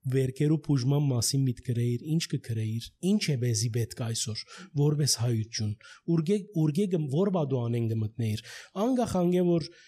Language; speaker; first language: Armenian; early bilingual, heritage; Armenian